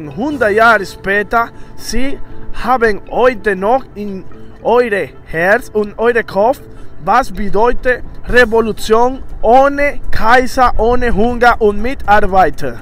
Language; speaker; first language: German; non-native, learner; Italian